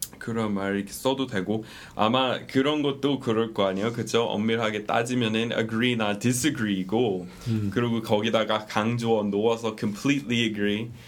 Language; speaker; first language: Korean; non-native, fluent; English